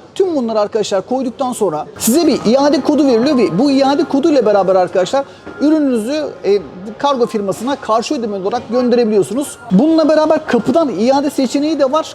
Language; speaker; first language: Turkish; native; Turkish